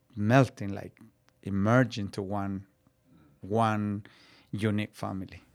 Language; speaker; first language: English; non-native, learner; Spanish